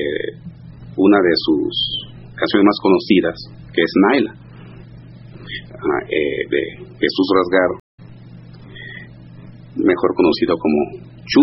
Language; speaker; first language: Spanish; non-native, local second language; Zapotec